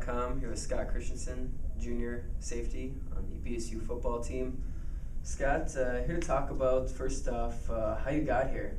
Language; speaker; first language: English; native; English